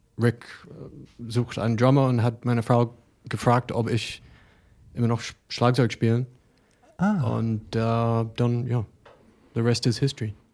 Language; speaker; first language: German; non-native, learner; English